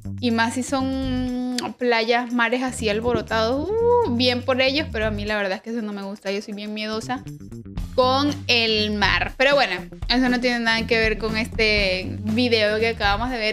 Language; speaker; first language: Spanish; native; Spanish